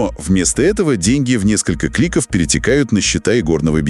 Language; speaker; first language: Russian; native; Russian